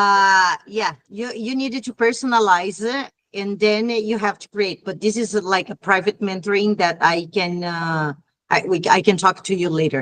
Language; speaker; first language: English; non-native, fluent; Portuguese